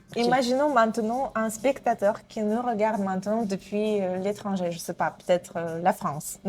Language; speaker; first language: French; non-native, fluent; Russian